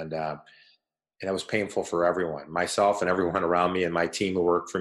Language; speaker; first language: English; native; English